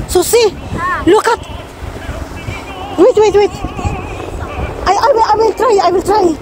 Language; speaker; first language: English; non-native, learner; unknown